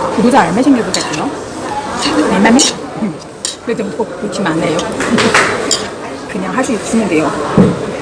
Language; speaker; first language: Korean; early bilingual, heritage; Korean